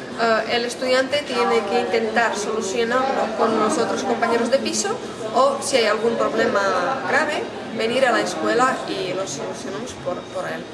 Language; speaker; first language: Spanish; non-native, fluent; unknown